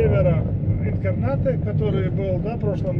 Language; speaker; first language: Russian; non-native, fluent; Latvian